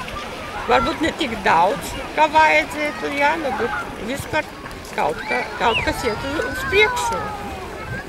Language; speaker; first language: Latvian; non-native, local second language; Russian